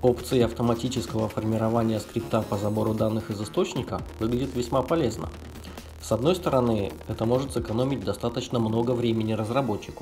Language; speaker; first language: Russian; native; Russian